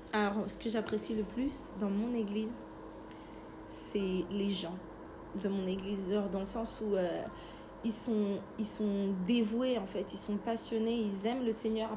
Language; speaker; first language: French; early bilingual, other home language; Lingala